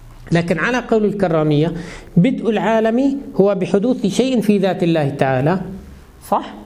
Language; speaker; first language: Arabic; native; Arabic